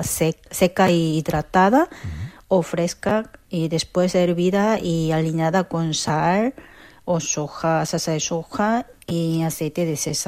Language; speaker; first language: Spanish; non-native, fluent; Korean